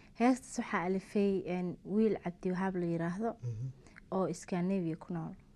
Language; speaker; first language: Somali; early bilingual, heritage; Somali